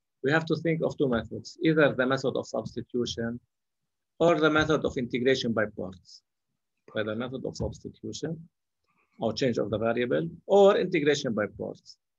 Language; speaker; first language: English; non-native, local second language; Arabic